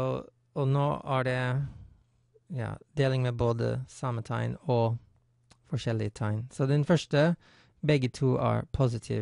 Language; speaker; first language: Norwegian; non-native, fluent; English